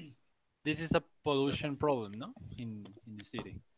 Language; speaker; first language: English; non-native, learner; Spanish